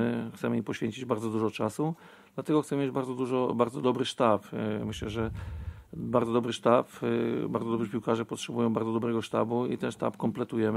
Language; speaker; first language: Polish; native; Polish